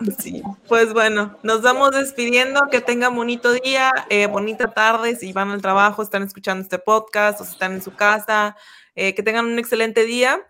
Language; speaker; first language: Spanish; native; Spanish